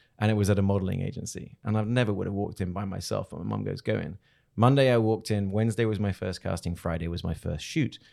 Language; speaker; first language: English; native; English